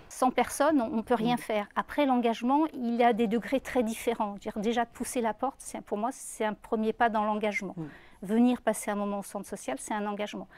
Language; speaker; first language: French; native; French